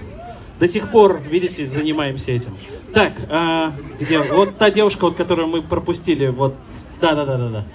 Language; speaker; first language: Russian; native; Russian